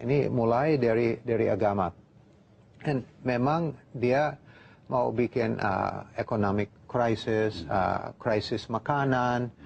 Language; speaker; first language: Indonesian; non-native, learner; English